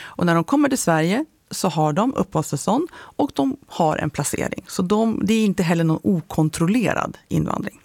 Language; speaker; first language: Swedish; native; Swedish